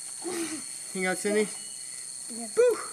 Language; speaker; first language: Indonesian; non-native, learner; English